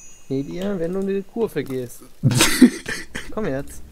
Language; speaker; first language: German; native; German